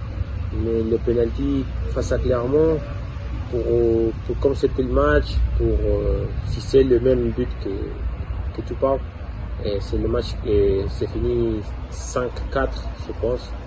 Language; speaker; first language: French; non-native, fluent; Spanish